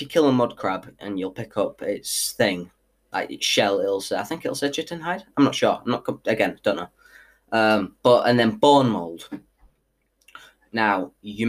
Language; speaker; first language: English; native; English